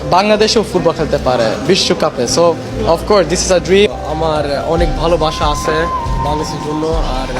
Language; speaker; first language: Bangla; early bilingual, heritage; Swedish